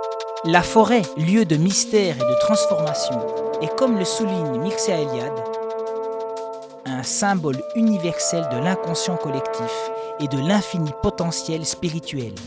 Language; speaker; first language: French; native; French